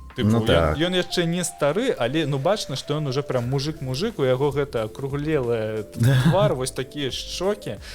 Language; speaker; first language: Belarusian; non-native, local second language; Russian